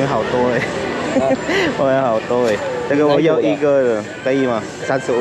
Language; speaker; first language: Chinese; non-native, learner; Filipino